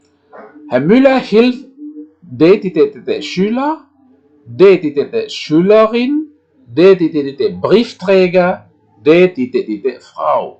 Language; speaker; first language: German; non-native, fluent; Indonesian